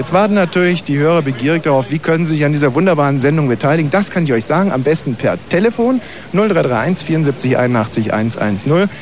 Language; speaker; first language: German; native; German